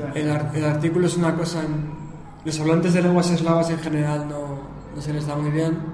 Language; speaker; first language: Spanish; native; Spanish